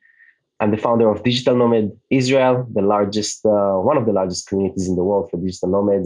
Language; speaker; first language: English; non-native, fluent; Hebrew